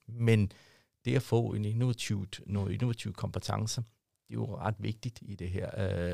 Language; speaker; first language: Danish; early bilingual, other home language; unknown